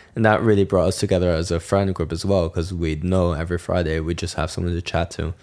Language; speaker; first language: English; non-native, fluent; German